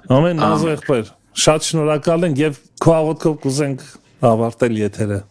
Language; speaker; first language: Armenian; native; Armenian